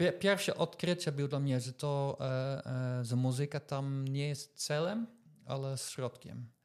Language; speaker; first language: Polish; non-native, fluent; Dutch